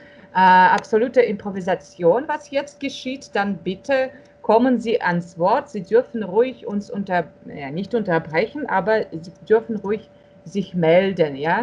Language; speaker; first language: German; non-native, fluent; Russian